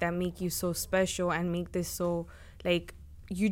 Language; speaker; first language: English; native; English